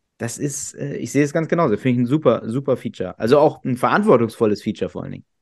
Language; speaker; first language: German; native; German